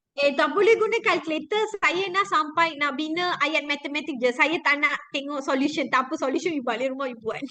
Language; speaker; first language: Malay; non-native, local second language; Tamil